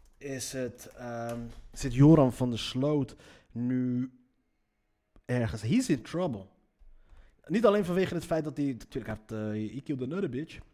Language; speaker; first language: Dutch; early bilingual, other home language; Riffian